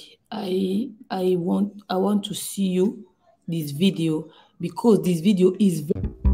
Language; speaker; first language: English; non-native, learner; Lingala